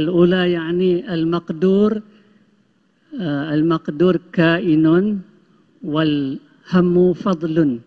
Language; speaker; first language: Arabic; non-native, fluent; Malay